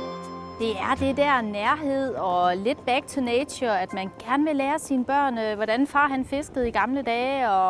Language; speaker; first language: Danish; native; Danish